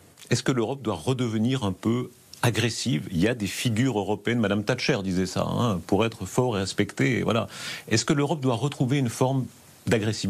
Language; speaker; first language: French; native; French